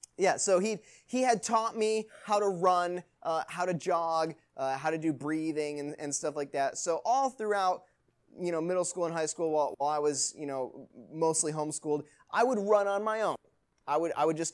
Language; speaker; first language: English; native; English